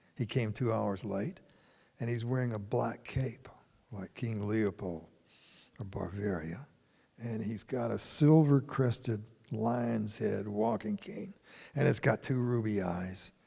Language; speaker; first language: English; native; English